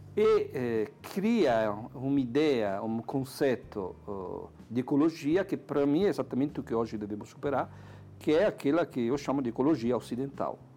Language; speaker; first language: Portuguese; non-native, fluent; Italian